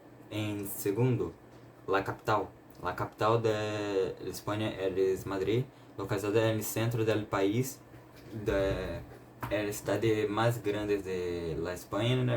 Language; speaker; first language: Spanish; non-native, learner; Portuguese